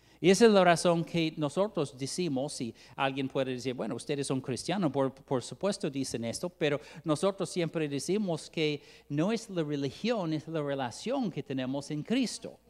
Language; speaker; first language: Spanish; non-native, fluent; English